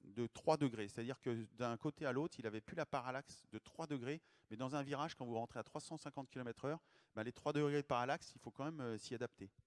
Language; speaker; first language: French; native; French